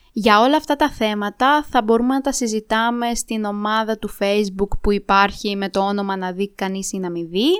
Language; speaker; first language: Greek; early bilingual, other home language; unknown